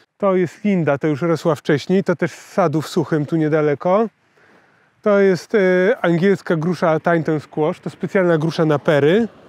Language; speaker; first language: Polish; native; Polish